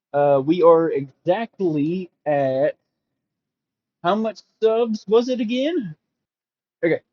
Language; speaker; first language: English; native; English